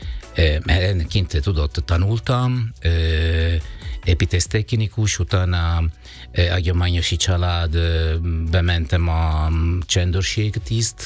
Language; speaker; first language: Hungarian; non-native, learner; Italian